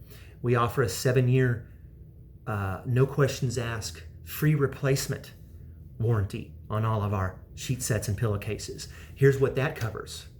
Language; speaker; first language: English; native; English